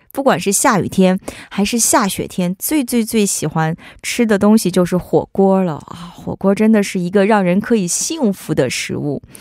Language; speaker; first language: Chinese; native; Chinese